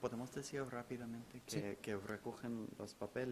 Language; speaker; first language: Spanish; non-native, fluent; English